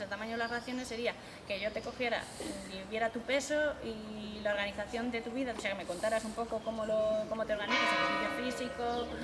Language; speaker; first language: Spanish; native; Spanish